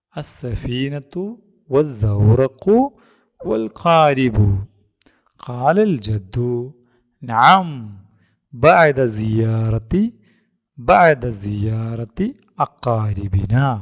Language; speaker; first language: Arabic; non-native, fluent; Malayalam